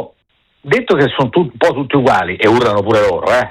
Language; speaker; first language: Italian; native; Italian